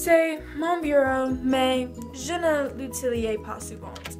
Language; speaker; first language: French; non-native, learner; English